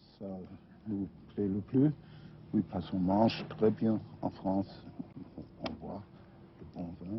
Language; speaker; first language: French; non-native, fluent; German